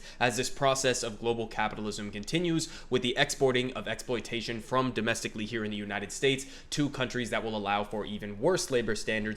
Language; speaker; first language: English; native; English